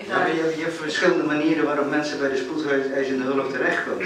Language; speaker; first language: Dutch; native; Dutch